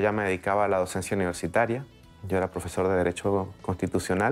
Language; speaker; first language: Spanish; native; Spanish